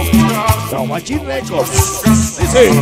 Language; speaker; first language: Spanish; native; Spanish